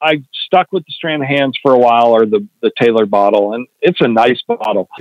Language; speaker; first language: English; native; English